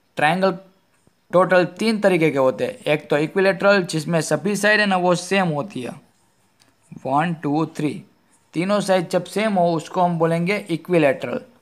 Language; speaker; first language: Hindi; non-native, local second language; Gujarati